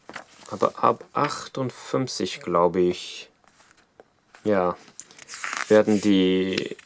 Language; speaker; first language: German; non-native, fluent; English